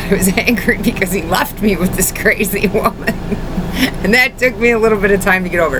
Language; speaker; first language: English; native; English